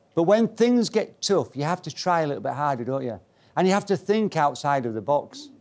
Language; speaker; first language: English; native; English